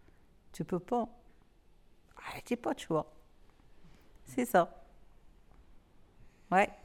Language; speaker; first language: French; non-native, learner; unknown